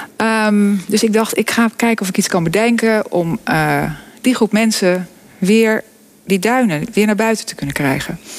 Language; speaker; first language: Dutch; native; Dutch